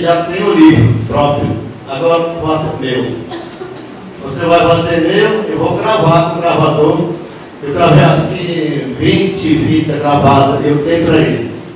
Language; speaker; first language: Portuguese; non-native, local second language; Yanomámi